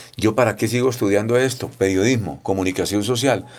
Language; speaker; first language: Spanish; native; Spanish